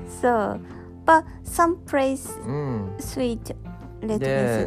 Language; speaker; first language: English; non-native, learner; Japanese